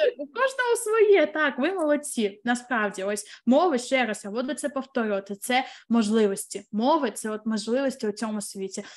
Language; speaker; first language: Ukrainian; non-native, local second language; Russian